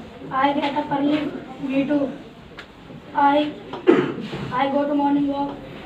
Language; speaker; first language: English; non-native, learner; Hindi